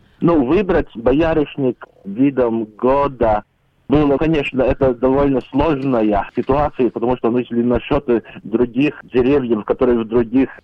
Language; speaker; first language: Russian; non-native, local second language; Latvian